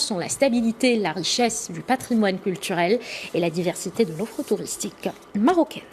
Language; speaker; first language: French; non-native, local second language; Arabic